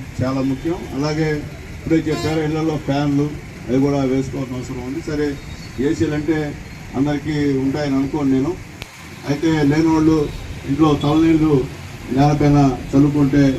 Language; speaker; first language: Telugu; native; Telugu